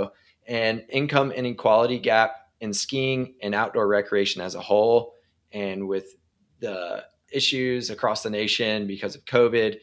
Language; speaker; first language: English; native; English